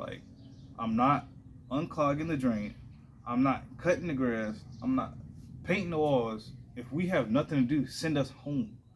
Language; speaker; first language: English; native; English